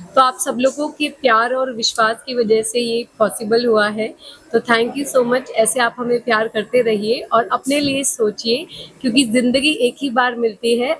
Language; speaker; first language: Hindi; native; Hindi